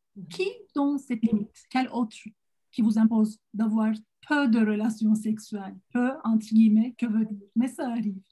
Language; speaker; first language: French; non-native, fluent; Turkish